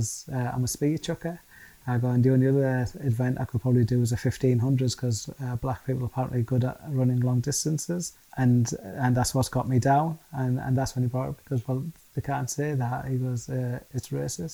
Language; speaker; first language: English; native; English